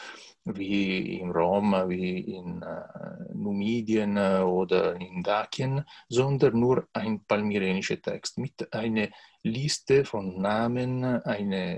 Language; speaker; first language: German; non-native, learner; Italian